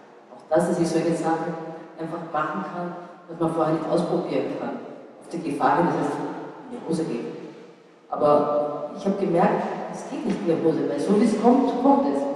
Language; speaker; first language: German; non-native, fluent; Japanese